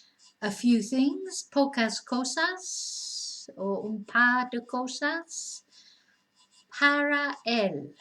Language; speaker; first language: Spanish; non-native, fluent; English